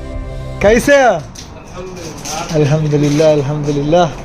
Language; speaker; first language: Hindi; non-native, local second language; Malayalam